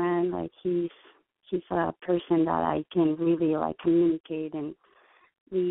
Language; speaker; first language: English; non-native, fluent; Spanish